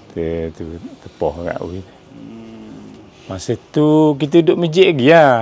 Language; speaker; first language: Malay; native; Malay